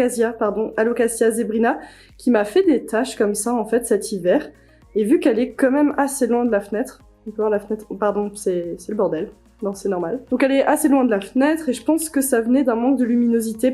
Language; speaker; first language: French; native; French